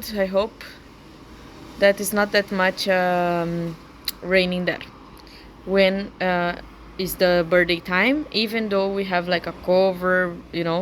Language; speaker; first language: English; non-native, learner; Portuguese